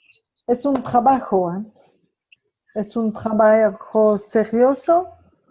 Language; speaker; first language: Spanish; non-native, fluent; French